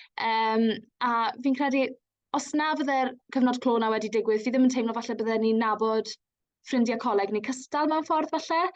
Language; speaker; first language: Welsh; native; Welsh